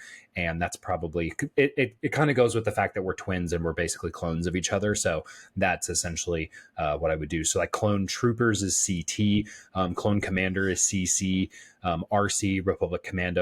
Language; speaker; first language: English; native; English